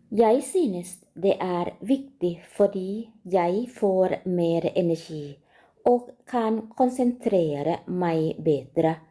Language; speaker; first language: Norwegian; non-native, learner; Thai